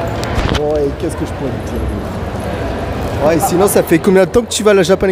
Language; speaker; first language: French; native; French